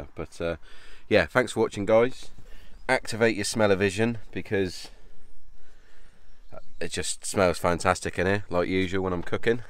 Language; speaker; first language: English; native; English